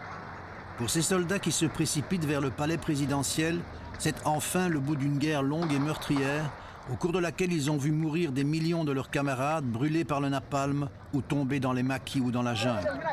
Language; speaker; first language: French; native; French